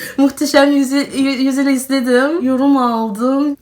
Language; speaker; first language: Turkish; non-native, learner; German